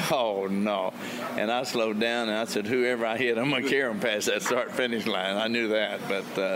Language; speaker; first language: English; native; English